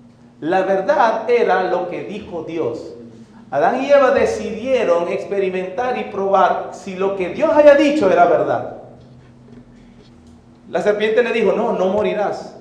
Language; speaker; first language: Spanish; native; Spanish